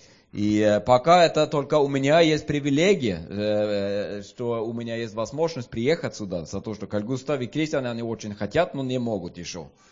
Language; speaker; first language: Russian; non-native, learner; Swedish